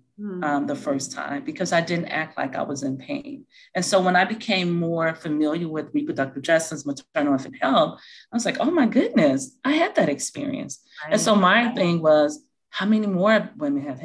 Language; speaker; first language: English; native; English